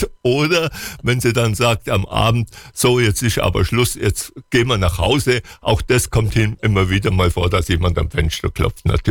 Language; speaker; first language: German; native; German